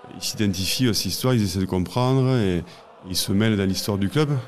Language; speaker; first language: French; native; French